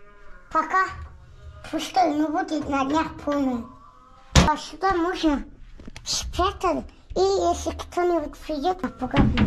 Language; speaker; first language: Russian; non-native, local second language; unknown